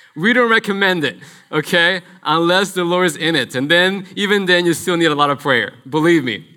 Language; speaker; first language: English; early bilingual, other home language; Spanish